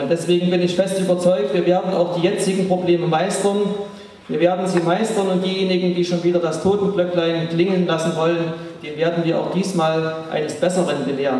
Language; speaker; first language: German; native; German